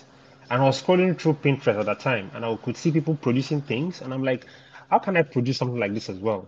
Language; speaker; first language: English; non-native, local second language; Yoruba